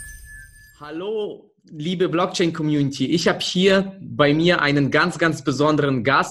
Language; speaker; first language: German; native; German